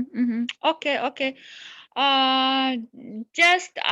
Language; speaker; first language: English; non-native, learner; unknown